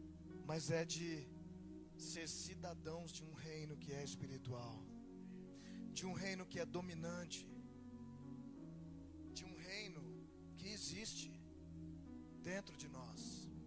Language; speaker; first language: Portuguese; native; Portuguese